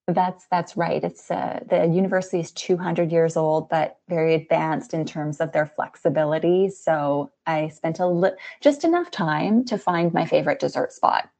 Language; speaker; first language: English; native; English